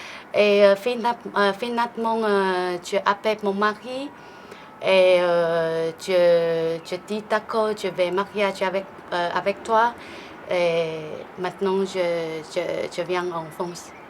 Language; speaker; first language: French; non-native, learner; Chinese